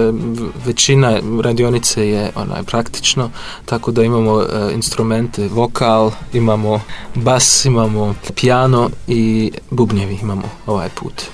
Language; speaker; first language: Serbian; non-native, fluent; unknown